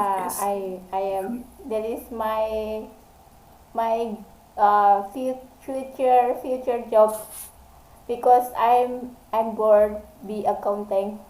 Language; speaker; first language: English; non-native, learner; Indonesian